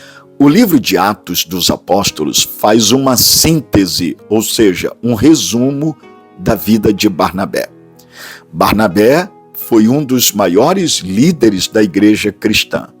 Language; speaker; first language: Portuguese; native; Portuguese